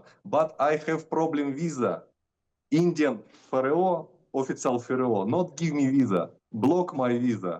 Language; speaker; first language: English; non-native, learner; Russian